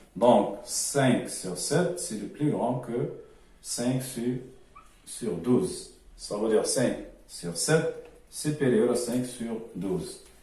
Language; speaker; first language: French; non-native, local second language; Arabic